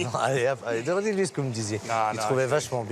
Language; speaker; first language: French; native; French